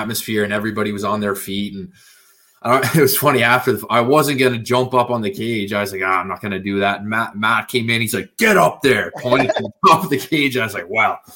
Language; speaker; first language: English; native; English